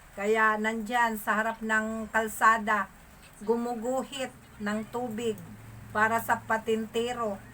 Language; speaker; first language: Filipino; non-native, local second language; Masbatenyo